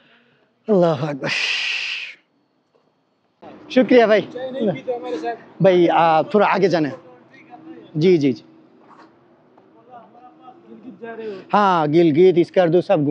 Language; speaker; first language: Hindi; non-native, learner; Bangla